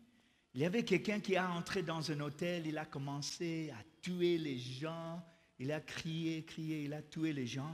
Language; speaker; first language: French; non-native, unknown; English